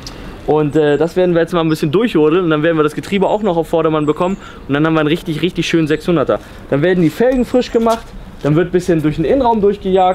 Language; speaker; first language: German; native; German